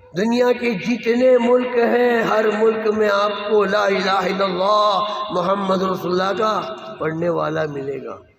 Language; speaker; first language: Urdu; non-native, local second language; Gujarati